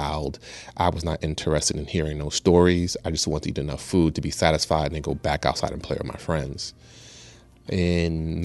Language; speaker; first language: English; early bilingual, other home language; Spanish